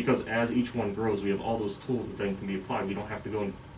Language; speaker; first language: English; native; English